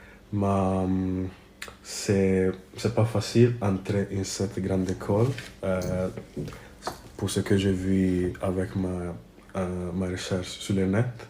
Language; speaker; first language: French; non-native, learner; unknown